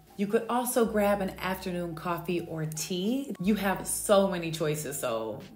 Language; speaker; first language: English; native; English